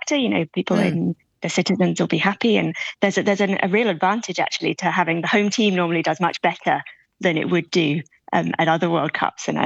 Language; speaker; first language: English; native; English